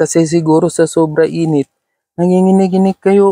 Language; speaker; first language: Filipino; non-native, learner; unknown